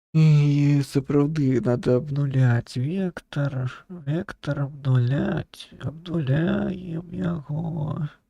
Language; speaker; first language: Belarusian; non-native, local second language; Russian